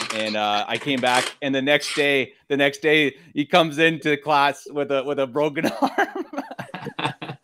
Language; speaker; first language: English; native; English